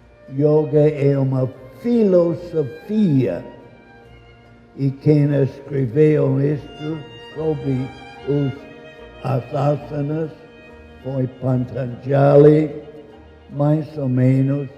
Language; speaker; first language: Portuguese; non-native, learner; English